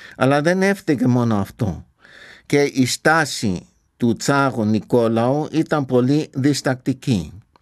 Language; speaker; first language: Greek; non-native, fluent; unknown